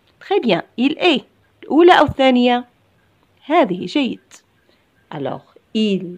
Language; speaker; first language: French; non-native, local second language; Arabic